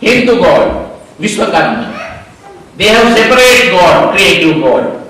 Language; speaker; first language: English; non-native, local second language; Sinhala